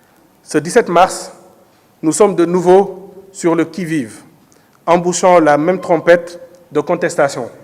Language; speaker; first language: French; non-native, local second language; Wolof